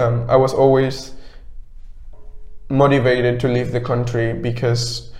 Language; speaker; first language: English; non-native, fluent; Spanish